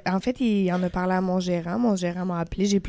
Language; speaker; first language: French; native; French